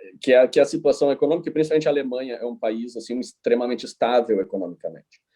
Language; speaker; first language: Portuguese; native; Portuguese